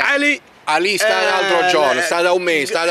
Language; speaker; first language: Italian; native; Italian